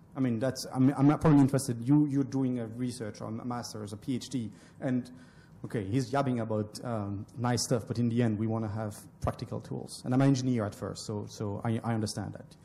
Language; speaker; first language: English; non-native, fluent; French